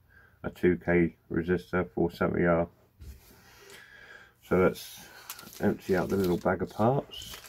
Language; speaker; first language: English; native; English